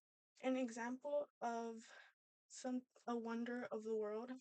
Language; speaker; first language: English; native; English